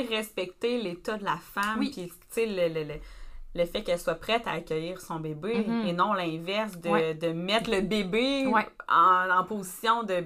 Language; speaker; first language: French; native; French